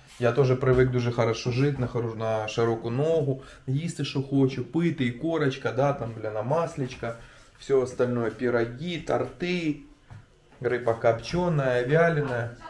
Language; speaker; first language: Ukrainian; non-native, local second language; Russian